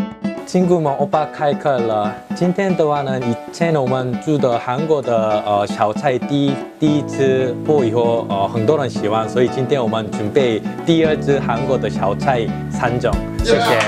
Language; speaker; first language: Chinese; non-native, learner; Korean